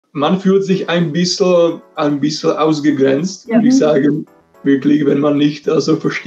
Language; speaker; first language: German; non-native, fluent; Czech